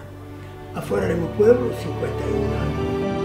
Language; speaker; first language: Spanish; non-native, fluent; German